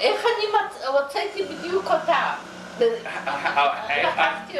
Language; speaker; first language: Hebrew; non-native, fluent; Yiddish